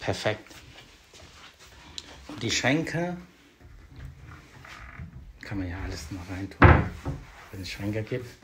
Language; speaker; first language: German; non-native, fluent; Vietnamese